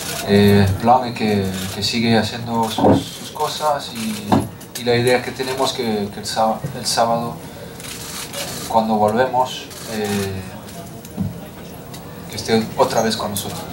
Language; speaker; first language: Spanish; non-native, fluent; French